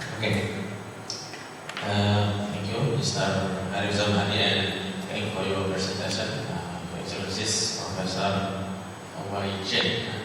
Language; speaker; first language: English; non-native, fluent; Indonesian